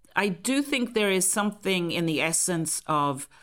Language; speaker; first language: English; native; English